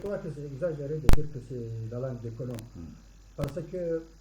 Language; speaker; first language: French; non-native, local second language; Arabic